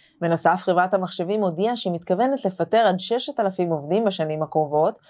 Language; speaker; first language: Hebrew; native; Hebrew